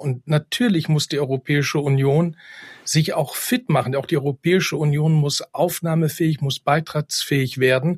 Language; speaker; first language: German; native; German